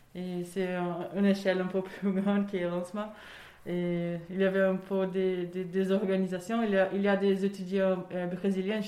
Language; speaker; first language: French; non-native, fluent; Portuguese